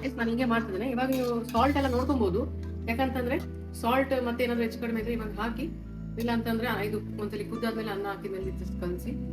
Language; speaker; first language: Kannada; native; Kannada